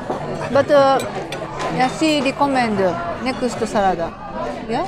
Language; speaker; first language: English; non-native, learner; Japanese